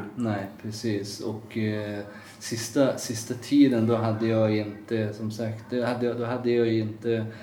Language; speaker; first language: Swedish; non-native, fluent; Persian